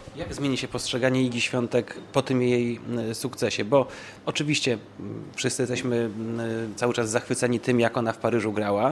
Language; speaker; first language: Polish; native; Polish